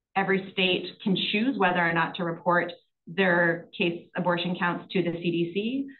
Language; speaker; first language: English; native; English